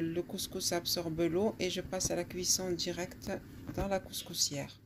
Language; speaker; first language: French; non-native, local second language; Arabic